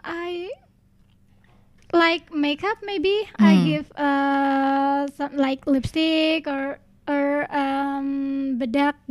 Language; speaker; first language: English; non-native, learner; Indonesian